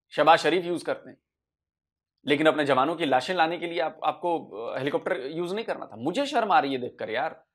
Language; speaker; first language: Hindi; native; Hindi